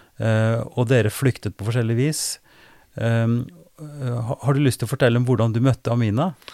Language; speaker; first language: Norwegian; native; Norwegian